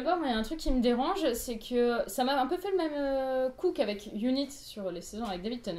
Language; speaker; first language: French; native; French